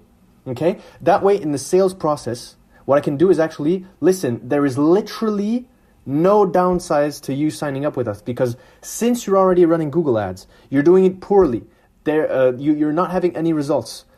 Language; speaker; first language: English; non-native, fluent; French